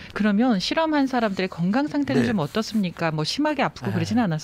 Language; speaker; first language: Korean; native; Korean